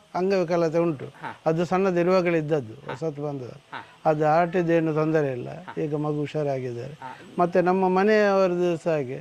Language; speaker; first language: Kannada; native; Kannada